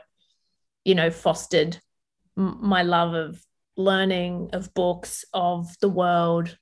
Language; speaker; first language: English; early bilingual, other home language; Arabic